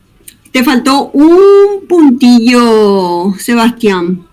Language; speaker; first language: Spanish; native; Spanish